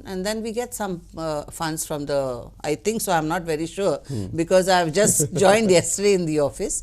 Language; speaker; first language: English; non-native, local second language; Konkani